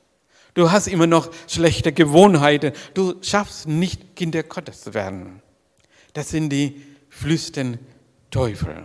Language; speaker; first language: German; non-native, learner; Sinhala